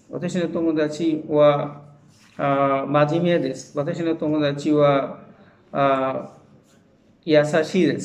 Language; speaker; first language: Japanese; non-native, fluent; Bangla